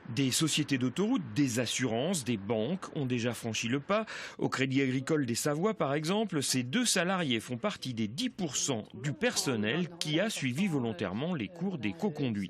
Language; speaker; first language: French; native; French